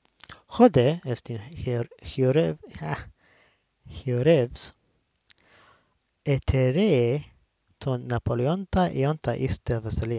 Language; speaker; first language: Greek; non-native, learner; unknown